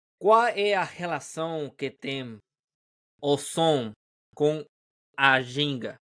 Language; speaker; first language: Portuguese; non-native, learner; Spanish